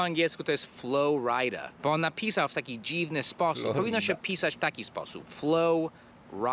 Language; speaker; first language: Polish; non-native, fluent; English